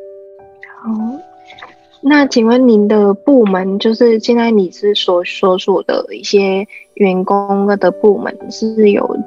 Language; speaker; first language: Chinese; non-native, fluent; Vietnamese